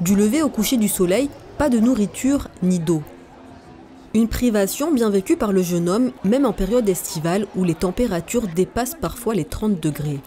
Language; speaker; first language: French; native; French